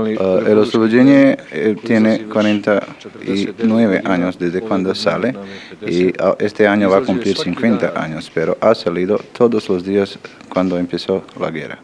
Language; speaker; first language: Spanish; non-native, learner; Bosnian